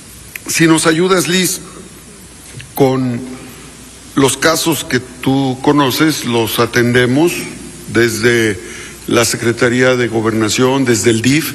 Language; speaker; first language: Spanish; native; Spanish